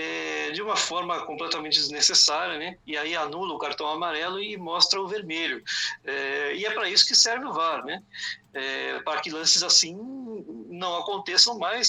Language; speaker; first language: Portuguese; native; Portuguese